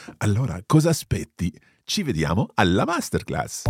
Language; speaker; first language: Italian; non-native, fluent; English